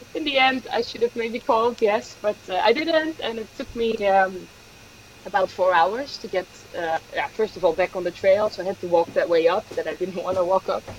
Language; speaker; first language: English; non-native, fluent; Dutch